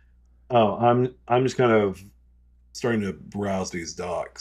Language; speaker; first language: English; native; English